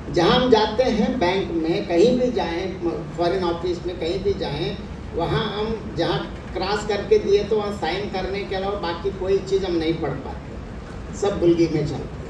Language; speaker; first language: Hindi; non-native, local second language; Telugu